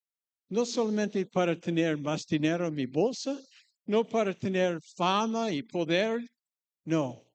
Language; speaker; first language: Spanish; non-native, fluent; English